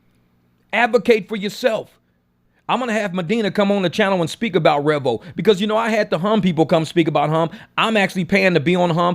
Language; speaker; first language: English; native; English